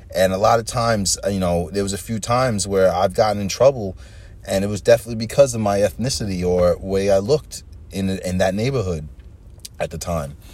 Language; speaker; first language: English; native; English